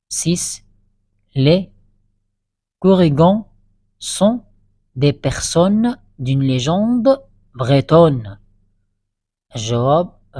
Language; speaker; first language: French; non-native, fluent; Arabic